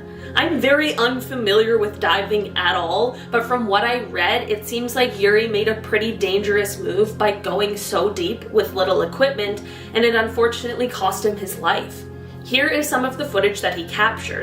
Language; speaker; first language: English; native; English